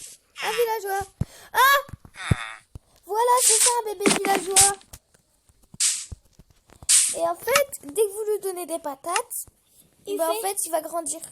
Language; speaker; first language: French; native; French